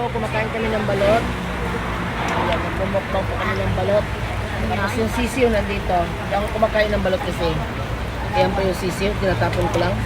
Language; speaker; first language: Filipino; non-native, local second language; Cebuano